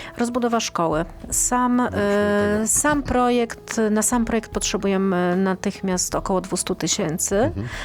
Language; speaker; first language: Polish; native; Polish